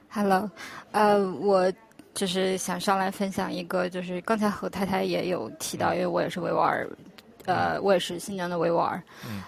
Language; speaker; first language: Chinese; non-native, local second language; Uyghur